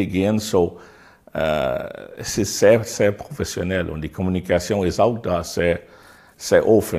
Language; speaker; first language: German; non-native, learner; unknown